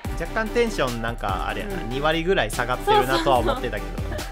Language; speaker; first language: Japanese; native; Japanese